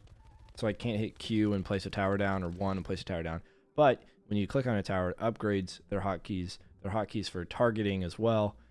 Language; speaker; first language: English; native; English